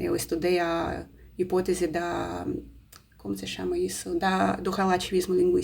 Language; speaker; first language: Portuguese; non-native, fluent; Russian